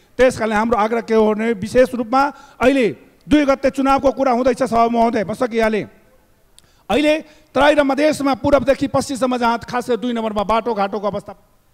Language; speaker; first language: Nepali; non-native, local second language; Maithili